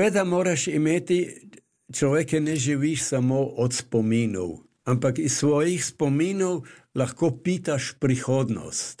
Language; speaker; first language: Slovenian; native; Slovenian